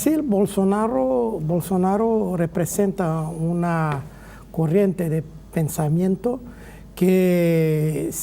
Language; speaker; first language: Spanish; non-native, fluent; Portuguese